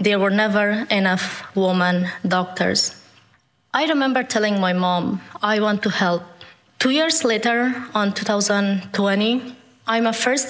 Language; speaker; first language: English; non-native, fluent; Persian